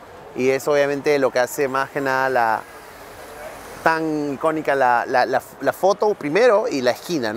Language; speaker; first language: Spanish; native; Spanish